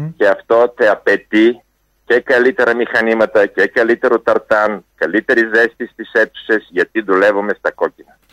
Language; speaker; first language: Greek; non-native, fluent; Bulgarian